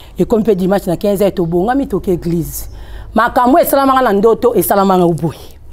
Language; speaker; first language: Lingala; non-native, local second language; Kongo